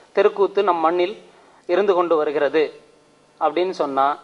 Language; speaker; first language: Tamil; native; Tamil